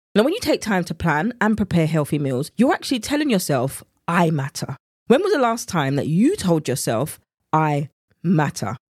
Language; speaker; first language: English; native; English